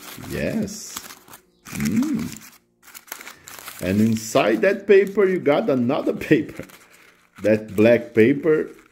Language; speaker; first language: English; non-native, fluent; Portuguese